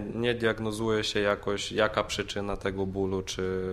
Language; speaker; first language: Polish; non-native, fluent; Ukrainian